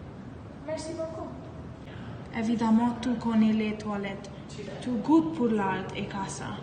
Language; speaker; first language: French; non-native, learner; English